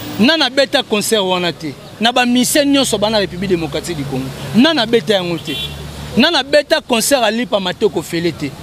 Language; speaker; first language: Lingala; native; Lingala